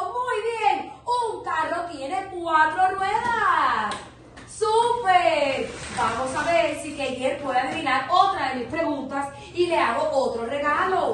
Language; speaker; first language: Spanish; native; Spanish